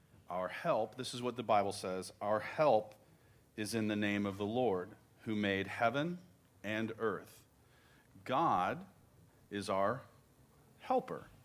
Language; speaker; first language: English; native; English